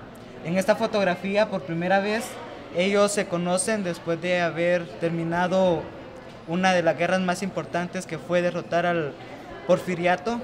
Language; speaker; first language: Spanish; early bilingual, other home language; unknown